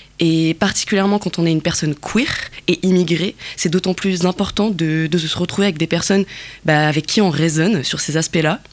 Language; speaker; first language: French; non-native, local second language; Kabyle